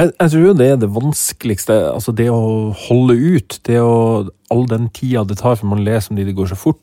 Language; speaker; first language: Norwegian; native; Norwegian